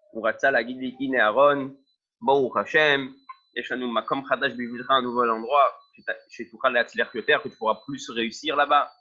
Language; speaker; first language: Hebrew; non-native, fluent; French